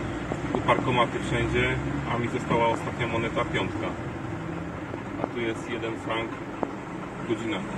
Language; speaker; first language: Polish; native; Polish